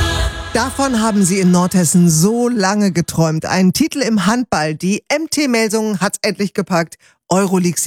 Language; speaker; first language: German; native; German